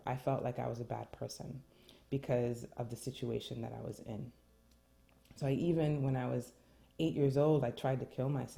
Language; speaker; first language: English; early bilingual, other home language; French